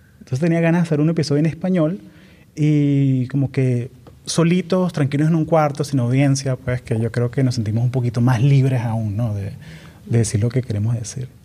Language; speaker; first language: Spanish; native; Spanish